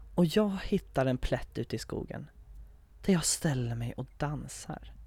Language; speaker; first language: Swedish; native; Swedish